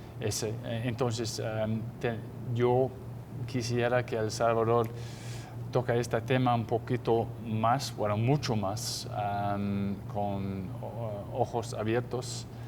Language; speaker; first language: Spanish; non-native, fluent; English